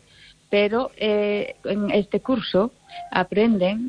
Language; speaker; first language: Spanish; non-native, fluent; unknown